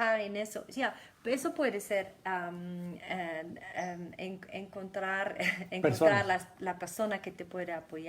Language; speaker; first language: Spanish; non-native, fluent; German